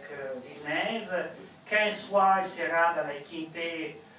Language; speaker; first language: French; non-native, fluent; Italian